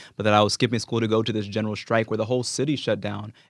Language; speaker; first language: English; native; English